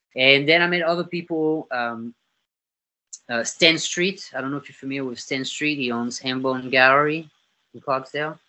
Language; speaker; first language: English; non-native, fluent; French